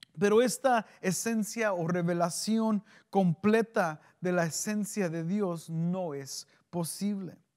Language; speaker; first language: Spanish; early bilingual, heritage; Spanish